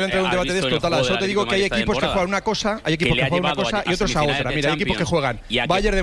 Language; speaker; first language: Spanish; native; Spanish